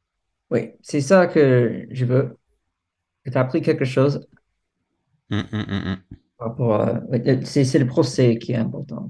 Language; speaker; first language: French; non-native, fluent; English